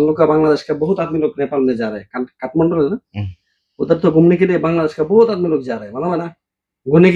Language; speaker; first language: Hindi; non-native, learner; Bangla